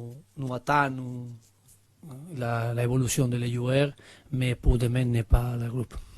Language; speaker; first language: French; non-native, learner; Spanish